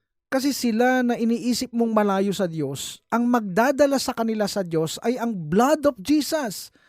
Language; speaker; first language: Filipino; native; Filipino